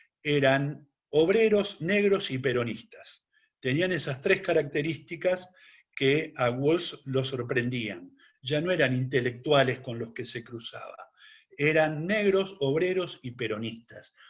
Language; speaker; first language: Spanish; native; Spanish